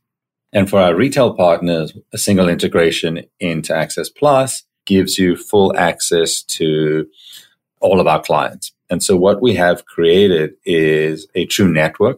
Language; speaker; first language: English; native; English